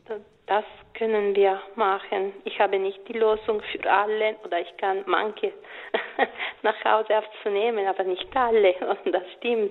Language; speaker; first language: German; non-native, fluent; Italian